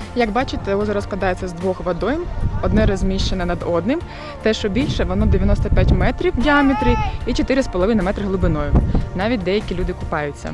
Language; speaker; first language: Ukrainian; non-native, local second language; Russian